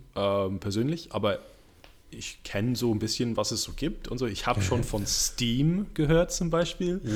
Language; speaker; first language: German; non-native, fluent; English